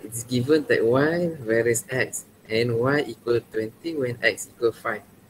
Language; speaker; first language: English; non-native, local second language; Malay